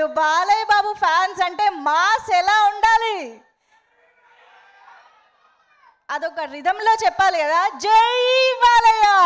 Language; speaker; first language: Telugu; native; Telugu